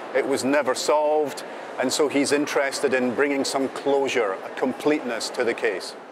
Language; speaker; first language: English; native; English